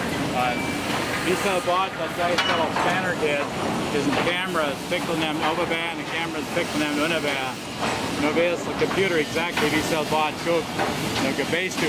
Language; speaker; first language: English; early bilingual, other home language; Pennsylvania German